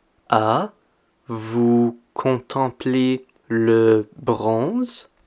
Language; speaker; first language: French; non-native, fluent; English